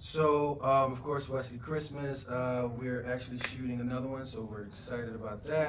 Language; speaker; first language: English; native; English